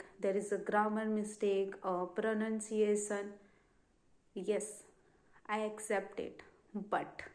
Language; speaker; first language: English; non-native, learner; Hindi